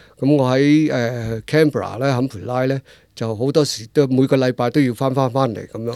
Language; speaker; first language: Cantonese; native; Cantonese